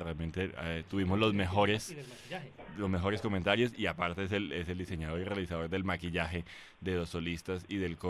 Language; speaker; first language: Spanish; native; Spanish